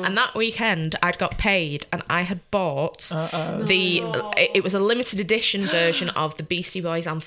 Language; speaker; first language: English; native; English